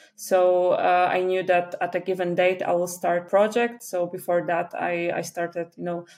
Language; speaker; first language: English; non-native, fluent; Polish